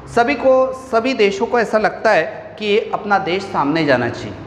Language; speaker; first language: Hindi; non-native, local second language; Marathi